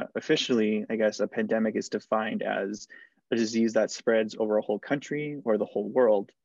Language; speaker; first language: English; early bilingual, other home language; Spanish